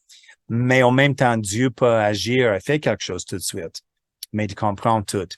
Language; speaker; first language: French; non-native, fluent; English